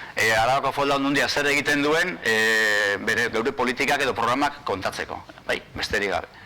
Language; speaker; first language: Basque; native; Basque